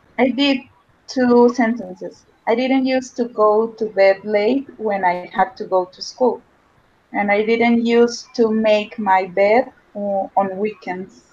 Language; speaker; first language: English; non-native, learner; Spanish